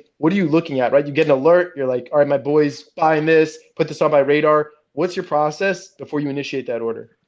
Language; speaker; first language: English; native; English